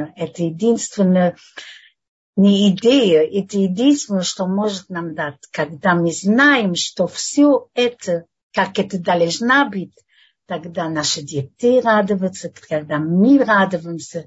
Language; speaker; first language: Russian; non-native, fluent; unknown